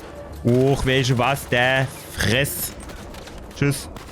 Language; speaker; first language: German; native; German